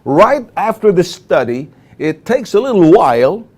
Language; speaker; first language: English; non-native, local second language; Filipino